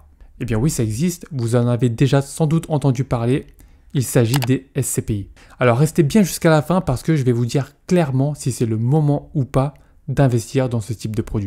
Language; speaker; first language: French; native; French